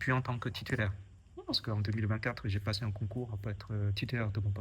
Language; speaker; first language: French; non-native, fluent; Chinese